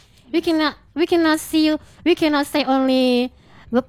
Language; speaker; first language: English; non-native, fluent; Indonesian